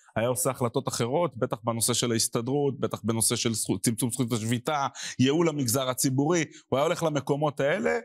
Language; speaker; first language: Hebrew; native; Hebrew